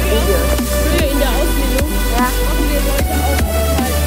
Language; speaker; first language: German; non-native, learner; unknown